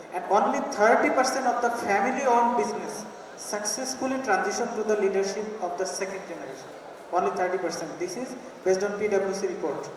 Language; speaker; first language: English; non-native, local second language; Bangla